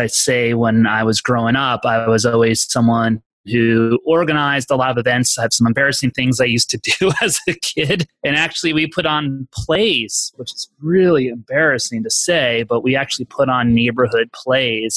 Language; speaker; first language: English; native; English